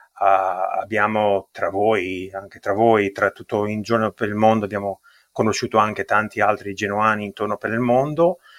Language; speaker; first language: Italian; early bilingual, heritage; Italian